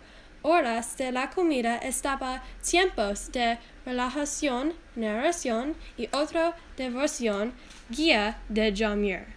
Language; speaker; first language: Spanish; non-native, learner; English